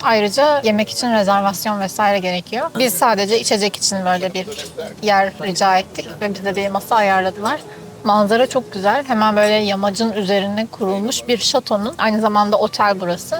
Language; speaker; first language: Turkish; native; Turkish